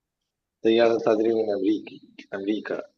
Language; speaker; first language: Arabic; non-native, learner; Malayalam